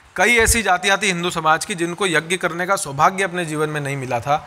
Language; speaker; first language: Hindi; native; Hindi